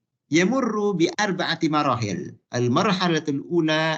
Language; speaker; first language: Arabic; non-native, fluent; Malay